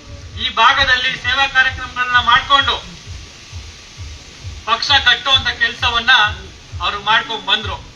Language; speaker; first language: Kannada; native; Kannada